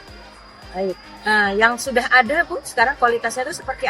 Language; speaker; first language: Indonesian; native; Indonesian